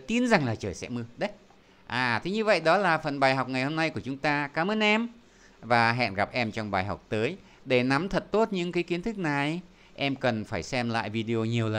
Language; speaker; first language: Vietnamese; native; Vietnamese